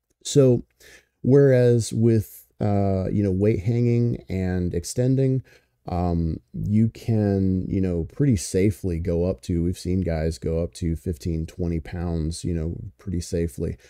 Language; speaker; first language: English; native; English